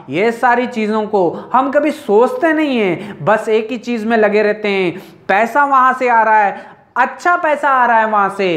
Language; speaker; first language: Hindi; non-native, local second language; Telugu